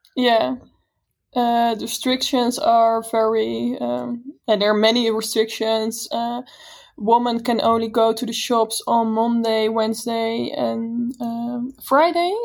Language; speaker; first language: English; non-native, fluent; Dutch